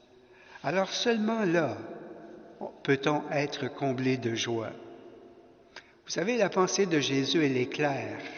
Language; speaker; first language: French; native; French